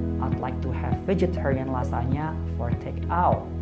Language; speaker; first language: English; non-native, fluent; Indonesian